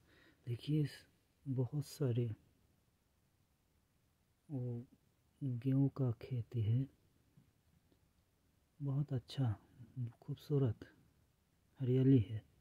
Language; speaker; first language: Hindi; non-native, local second language; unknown